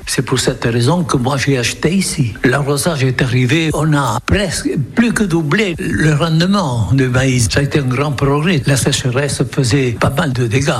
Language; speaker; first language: French; non-native, local second language; Occitan